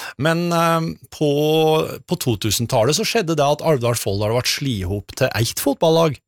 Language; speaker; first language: Norwegian; native; Norwegian